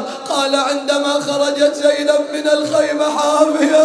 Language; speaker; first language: Arabic; native; Arabic